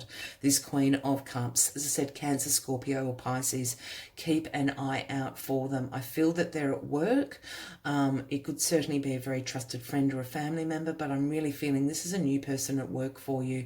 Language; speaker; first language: English; native; English